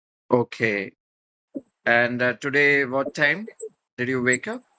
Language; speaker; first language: English; non-native, fluent; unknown